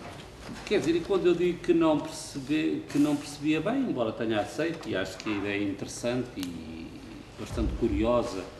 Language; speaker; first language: Portuguese; native; Portuguese